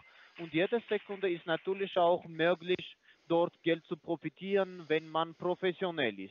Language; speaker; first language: German; non-native, fluent; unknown